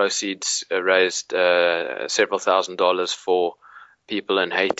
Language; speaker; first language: English; native; English